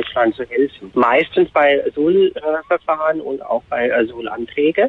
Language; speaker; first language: German; non-native, fluent; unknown